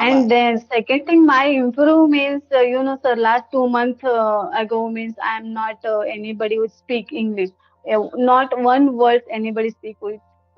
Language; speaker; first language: English; non-native, learner; Hindi